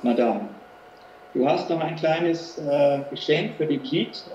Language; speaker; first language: German; native; German